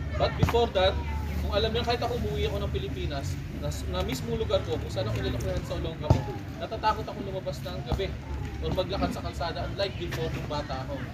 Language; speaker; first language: Filipino; native; Filipino